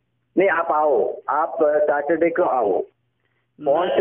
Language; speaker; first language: Hindi; non-native, local second language; Malayalam